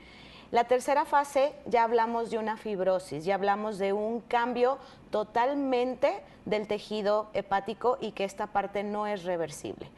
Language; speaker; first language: Spanish; native; Spanish